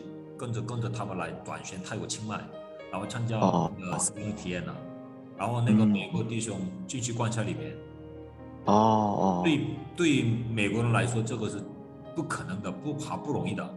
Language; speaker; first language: Chinese; non-native, fluent; Korean